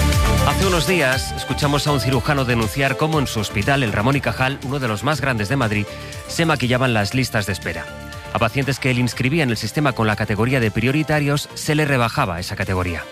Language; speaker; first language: Spanish; native; Spanish